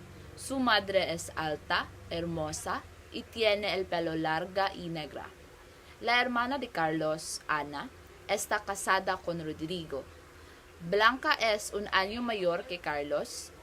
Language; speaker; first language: Spanish; non-native, learner; Cebuano